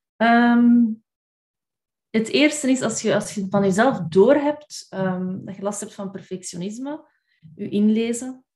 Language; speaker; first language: Dutch; native; Dutch